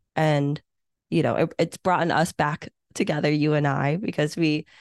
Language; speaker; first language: English; early bilingual, other home language; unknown